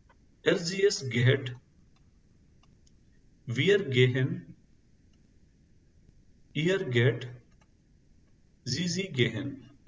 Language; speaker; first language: German; non-native, fluent; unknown